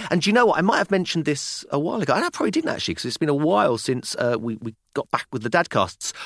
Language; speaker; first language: English; native; English